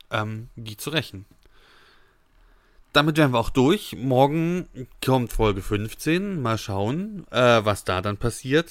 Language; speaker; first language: German; native; German